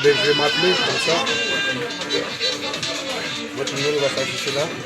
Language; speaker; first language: French; native; French